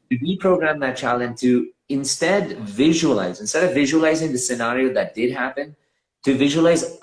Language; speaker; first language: English; native; English